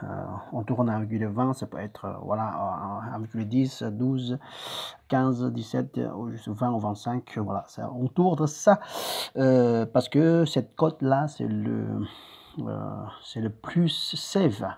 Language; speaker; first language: French; non-native, learner; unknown